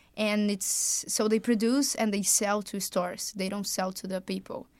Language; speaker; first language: English; non-native, fluent; Portuguese